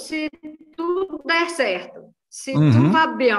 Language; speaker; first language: French; non-native, learner; Portuguese